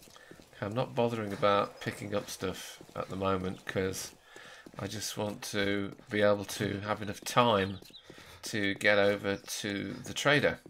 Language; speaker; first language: English; native; English